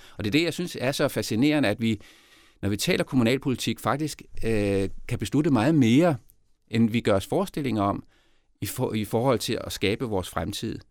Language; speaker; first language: Danish; native; Danish